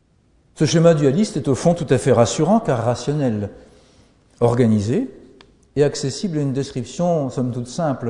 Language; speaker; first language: French; native; French